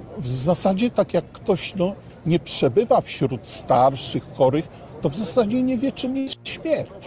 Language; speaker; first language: Polish; native; Polish